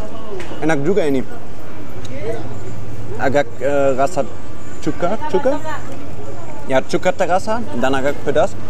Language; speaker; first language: Indonesian; non-native, fluent; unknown